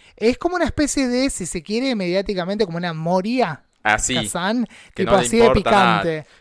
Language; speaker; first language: Spanish; native; Spanish